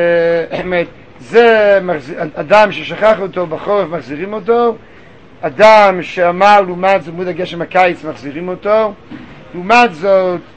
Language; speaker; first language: Hebrew; native; Hebrew